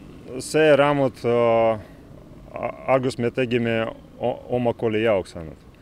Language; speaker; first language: Estonian; non-native, local second language; Russian